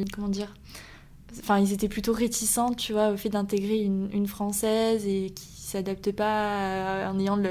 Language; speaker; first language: French; native; French